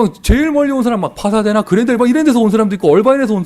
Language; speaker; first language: Korean; native; Korean